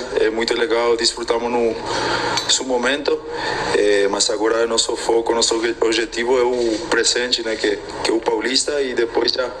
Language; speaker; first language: Portuguese; non-native, fluent; Spanish